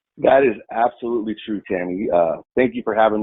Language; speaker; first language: English; native; English